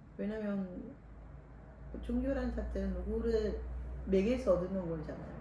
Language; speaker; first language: Korean; non-native, fluent; Sinhala